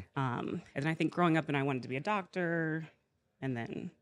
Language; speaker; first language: English; native; English